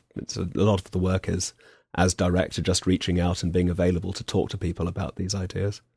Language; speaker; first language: English; native; English